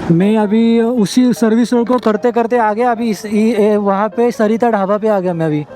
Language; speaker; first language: Hindi; non-native, local second language; Marathi